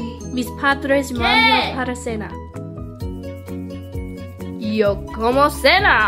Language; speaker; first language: Spanish; non-native, learner; English